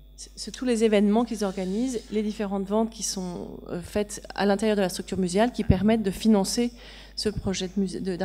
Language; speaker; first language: French; native; French